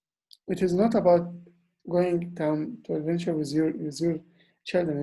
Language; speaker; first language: English; non-native, learner; Arabic